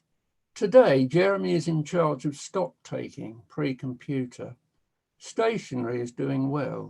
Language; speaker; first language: English; native; English